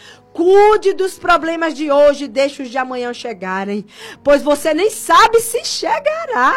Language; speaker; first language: Portuguese; native; Portuguese